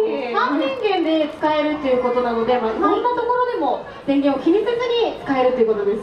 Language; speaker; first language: Japanese; native; Japanese